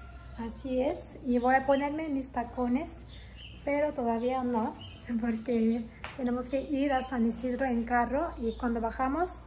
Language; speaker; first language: Spanish; non-native, fluent; Turkish